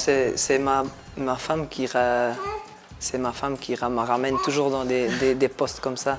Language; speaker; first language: French; non-native, local second language; Dutch